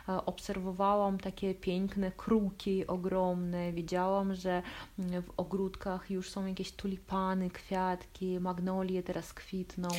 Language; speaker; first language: Polish; non-native, fluent; Russian